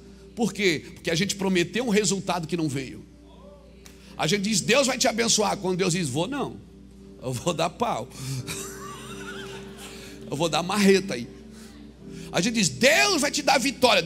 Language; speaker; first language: Portuguese; native; Portuguese